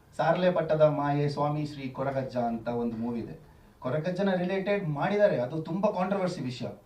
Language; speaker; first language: Kannada; non-native, local second language; Tulu